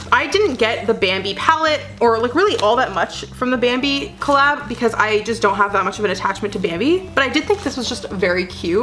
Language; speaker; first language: English; native; English